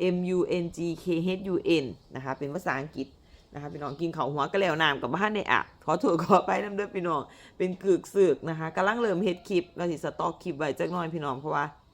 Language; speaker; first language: Thai; native; Thai